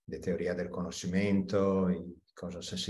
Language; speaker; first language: Spanish; non-native, fluent; Italian